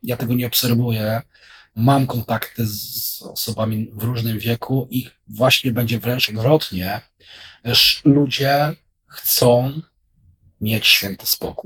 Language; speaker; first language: Polish; native; Polish